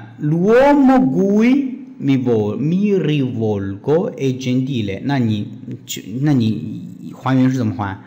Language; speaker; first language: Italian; non-native, fluent; Chinese